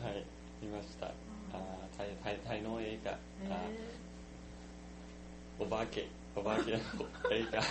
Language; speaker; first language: Japanese; non-native, learner; Thai